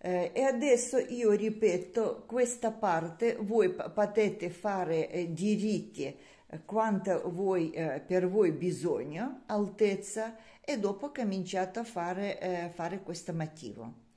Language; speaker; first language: Italian; non-native, learner; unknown